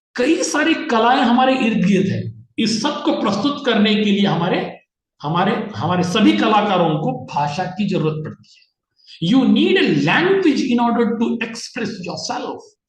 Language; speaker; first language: Hindi; non-native, local second language; Marathi